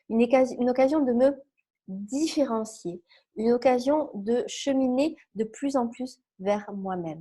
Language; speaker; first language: French; native; French